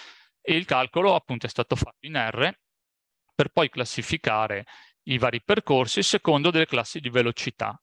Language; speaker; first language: Italian; native; Italian